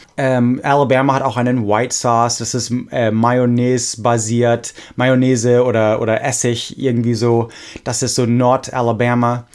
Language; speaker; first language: German; non-native, fluent; English